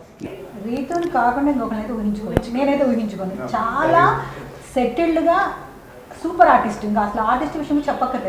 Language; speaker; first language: Telugu; native; Telugu